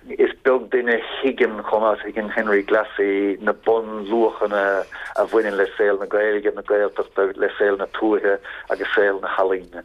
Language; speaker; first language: Irish; native; Irish